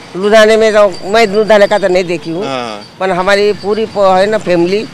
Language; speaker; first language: Hindi; non-native, local second language; Marathi